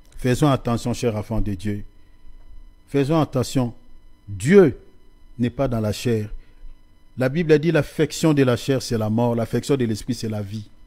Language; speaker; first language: French; non-native, local second language; Lingala